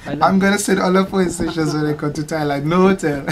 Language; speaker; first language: English; non-native, fluent; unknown